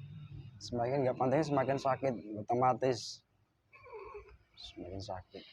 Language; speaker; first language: Indonesian; native; Indonesian